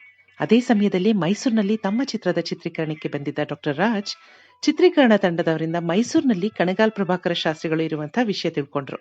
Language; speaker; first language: Kannada; native; Kannada